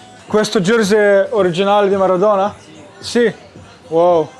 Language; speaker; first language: Italian; non-native, learner; Slovenian